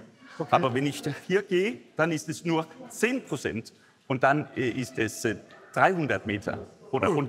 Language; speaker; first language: German; non-native, fluent; Danish